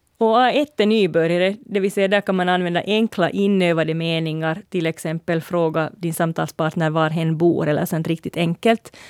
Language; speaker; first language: Swedish; native; Swedish